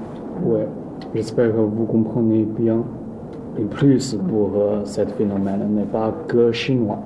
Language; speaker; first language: French; non-native, learner; Chinese